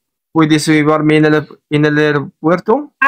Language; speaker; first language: Spanish; non-native, learner; Arabic